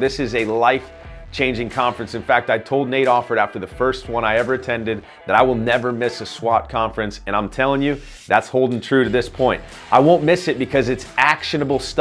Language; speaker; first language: English; native; English